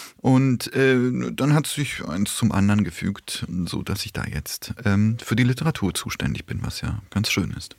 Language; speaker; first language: German; early bilingual, other home language; Polish